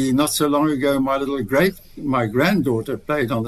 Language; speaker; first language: English; native; English